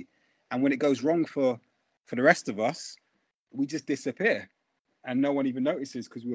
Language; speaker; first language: English; native; English